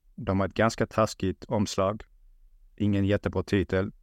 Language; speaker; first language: Swedish; early bilingual, other home language; Russian